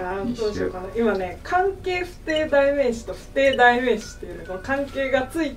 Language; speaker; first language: Japanese; native; Japanese